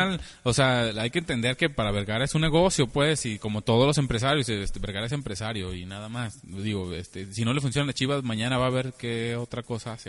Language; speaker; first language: Spanish; native; Spanish